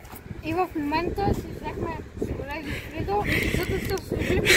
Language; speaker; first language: Bulgarian; native; Bulgarian